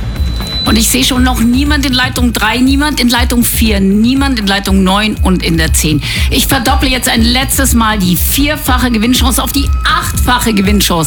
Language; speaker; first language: German; native; German